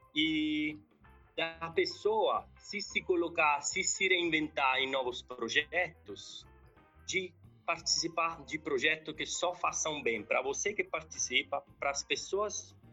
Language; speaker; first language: Portuguese; non-native, fluent; Italian